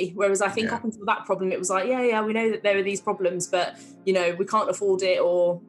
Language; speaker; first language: English; native; English